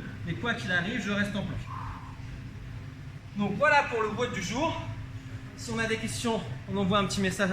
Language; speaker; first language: French; native; French